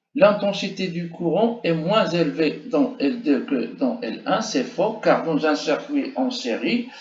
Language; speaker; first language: French; non-native, local second language; Arabic